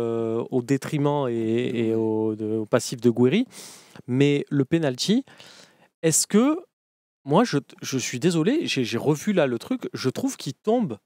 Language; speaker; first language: French; native; French